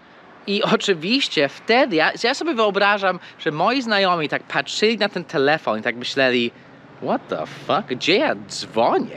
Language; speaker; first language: Polish; early bilingual, heritage; Polish